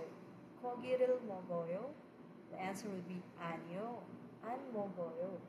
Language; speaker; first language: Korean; non-native, fluent; Cebuano